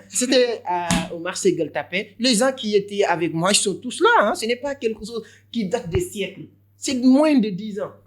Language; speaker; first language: French; non-native, local second language; Wolof